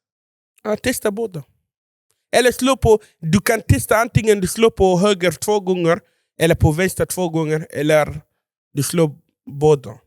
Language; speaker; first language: Swedish; non-native, fluent; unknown